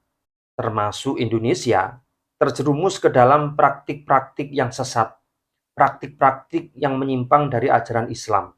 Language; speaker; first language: Indonesian; native; Indonesian